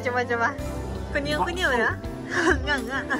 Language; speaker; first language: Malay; non-native, fluent; Japanese